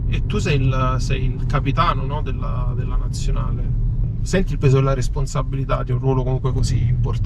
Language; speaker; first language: Italian; native; Italian